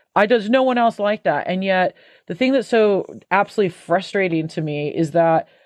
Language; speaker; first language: English; native; English